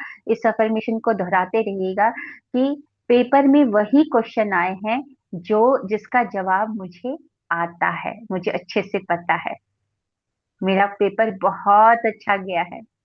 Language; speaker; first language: Hindi; native; Hindi